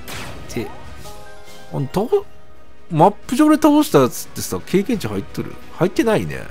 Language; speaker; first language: Japanese; native; Japanese